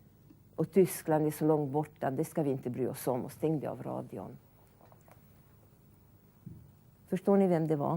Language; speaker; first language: Swedish; non-native, fluent; Hungarian